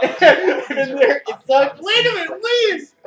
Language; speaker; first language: English; native; English